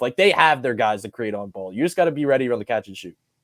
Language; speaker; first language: English; native; English